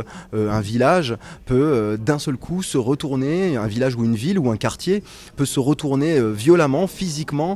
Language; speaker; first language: French; native; French